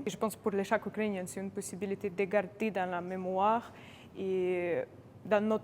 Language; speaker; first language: French; non-native, fluent; Ukrainian